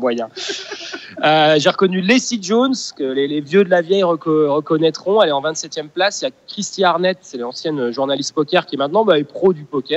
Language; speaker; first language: French; native; French